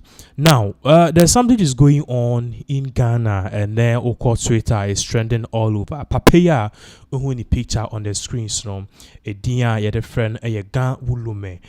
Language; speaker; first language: English; non-native, local second language; Akan